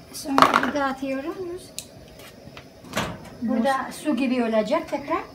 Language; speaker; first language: Turkish; non-native, learner; Georgian